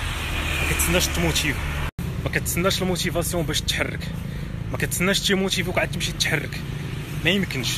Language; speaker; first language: Arabic; native; Arabic